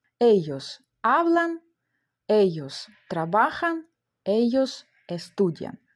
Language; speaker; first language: Spanish; non-native, fluent; Ukrainian